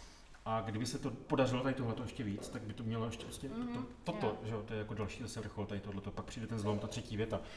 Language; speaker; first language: Czech; native; Czech